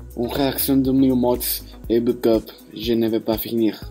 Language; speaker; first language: French; non-native, learner; Spanish